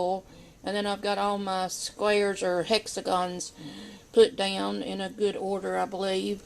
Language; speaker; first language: English; native; English